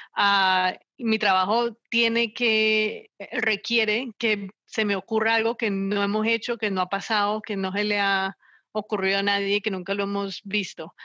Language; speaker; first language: Spanish; native; Spanish